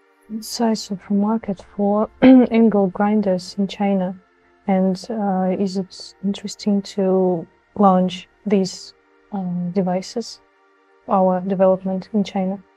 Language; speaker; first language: English; non-native, fluent; Russian